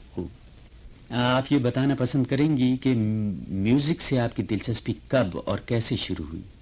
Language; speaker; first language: Urdu; native; Urdu